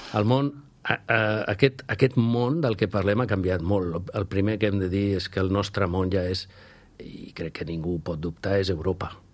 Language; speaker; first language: Catalan; non-native, local second language; Spanish